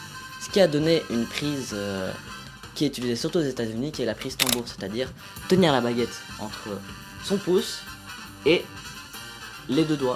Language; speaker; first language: French; native; French